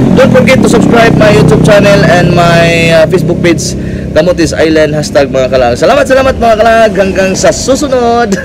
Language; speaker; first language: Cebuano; native; Cebuano